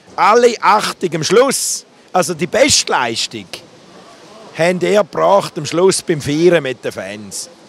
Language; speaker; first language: German; native; German